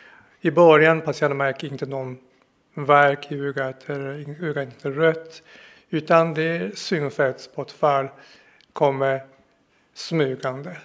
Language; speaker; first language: Swedish; non-native, fluent; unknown